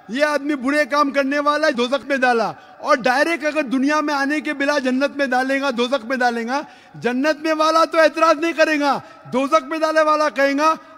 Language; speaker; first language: Hindi; non-native, local second language; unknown